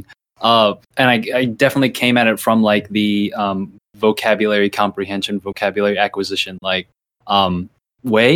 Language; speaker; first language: English; early bilingual, other home language; Thai